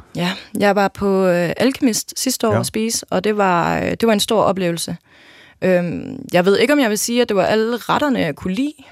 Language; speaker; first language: Danish; native; Danish